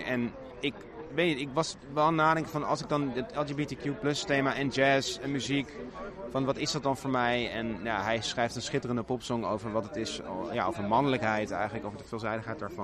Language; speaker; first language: Dutch; native; Dutch